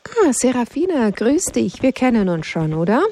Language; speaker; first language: German; native; German